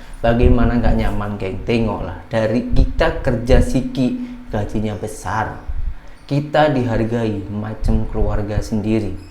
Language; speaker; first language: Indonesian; native; Indonesian